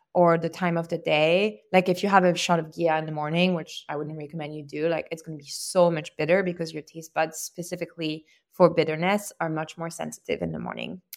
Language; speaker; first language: English; non-native, fluent; French